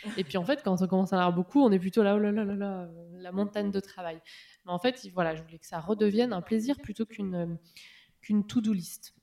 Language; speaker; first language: French; native; French